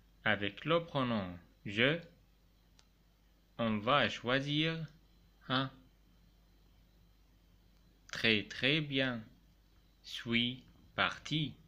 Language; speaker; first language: French; non-native, fluent; Arabic